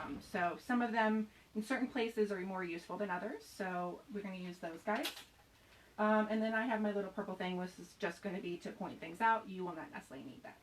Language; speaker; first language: English; native; English